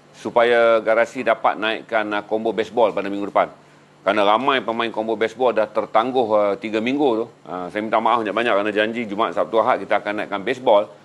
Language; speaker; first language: Malay; native; Malay